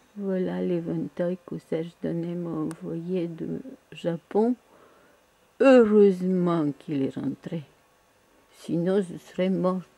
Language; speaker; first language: French; non-native, fluent; Bulgarian